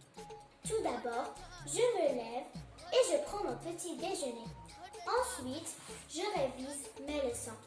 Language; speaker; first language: French; non-native, learner; Arabic